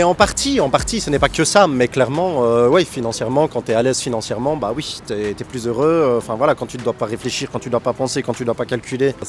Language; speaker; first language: French; native; French